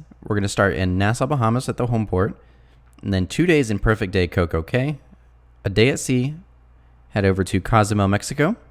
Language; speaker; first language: English; native; English